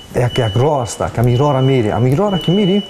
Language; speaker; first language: Persian; native; Persian